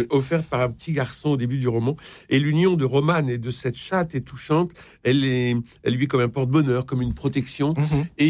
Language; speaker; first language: French; native; French